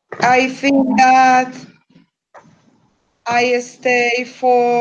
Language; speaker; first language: English; non-native, learner; Spanish